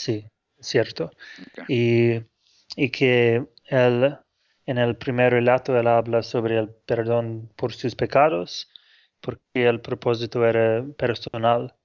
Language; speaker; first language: Spanish; non-native, fluent; English